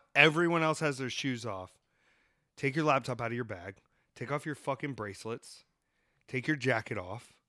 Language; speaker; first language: English; native; English